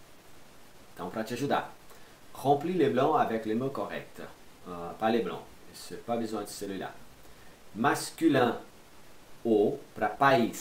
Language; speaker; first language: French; non-native, fluent; Portuguese